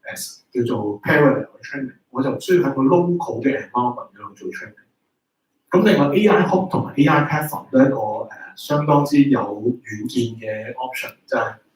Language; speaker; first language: Chinese; native; Chinese